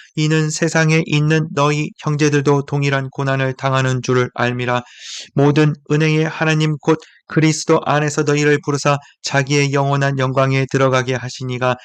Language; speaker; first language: Korean; native; Korean